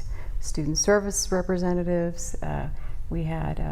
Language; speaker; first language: English; native; English